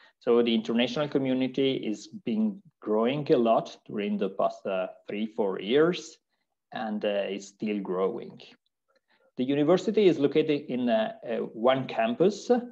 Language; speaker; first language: English; non-native, fluent; Italian